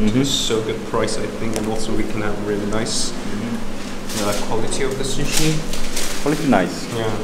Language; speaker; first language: English; non-native, learner; Korean